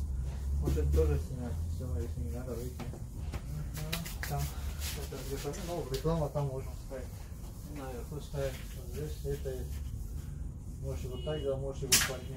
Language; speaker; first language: Russian; non-native, fluent; Tajik